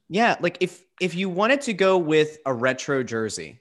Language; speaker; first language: English; native; English